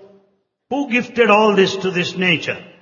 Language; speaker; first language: English; non-native, local second language; Telugu